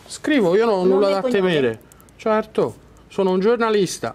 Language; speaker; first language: Italian; native; Italian